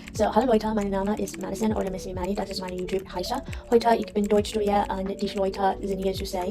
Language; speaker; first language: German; non-native, learner; English